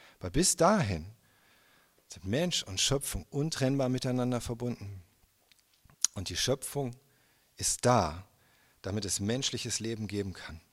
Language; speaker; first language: German; native; German